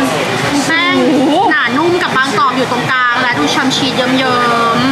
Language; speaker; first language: Thai; native; Thai